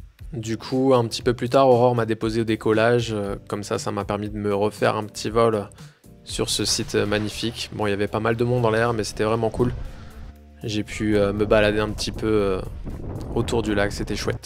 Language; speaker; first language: French; native; French